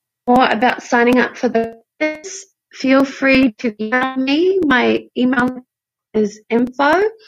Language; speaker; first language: English; native; English